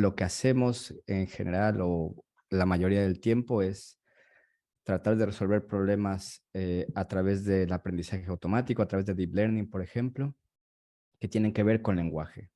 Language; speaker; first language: Spanish; native; Spanish